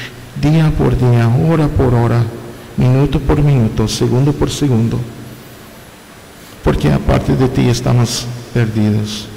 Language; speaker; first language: Spanish; non-native, fluent; English